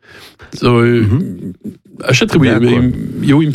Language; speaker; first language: Romanian; non-native, learner; French